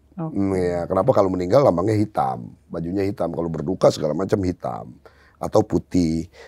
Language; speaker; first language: Indonesian; native; Indonesian